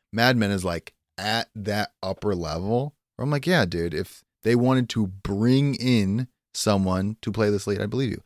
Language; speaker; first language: English; native; English